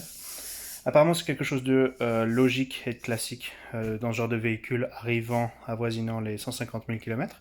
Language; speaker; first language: French; native; French